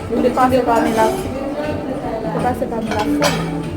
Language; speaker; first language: French; non-native, local second language; Haitian Creole